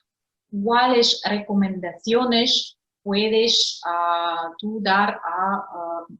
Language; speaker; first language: Spanish; non-native, fluent; Russian